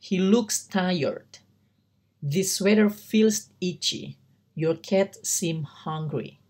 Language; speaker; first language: English; non-native, learner; Indonesian